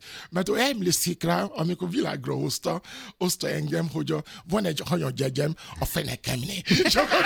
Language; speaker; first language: Hungarian; non-native, learner; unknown